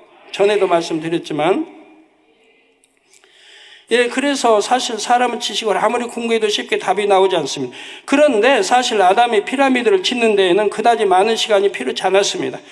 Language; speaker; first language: Korean; native; Korean